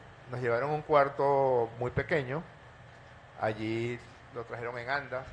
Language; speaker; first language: Spanish; native; Spanish